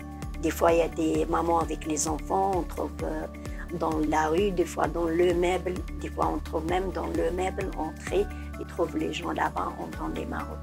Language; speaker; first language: French; non-native, learner; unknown